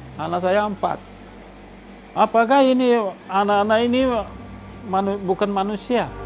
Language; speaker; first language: Indonesian; non-native, learner; Rohingya